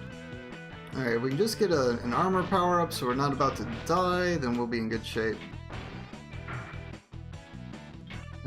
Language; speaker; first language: English; native; English